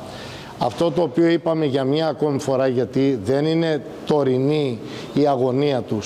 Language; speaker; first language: Greek; native; Greek